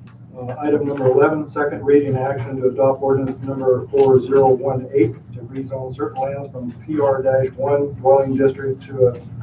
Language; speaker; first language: English; native; English